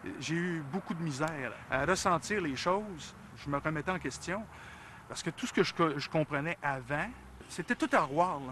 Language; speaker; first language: French; native; French